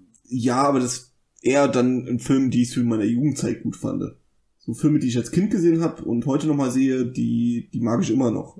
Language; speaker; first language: German; native; German